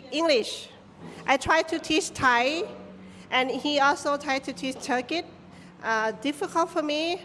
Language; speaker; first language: English; non-native, learner; Thai